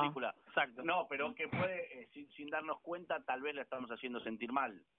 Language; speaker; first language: Spanish; native; Spanish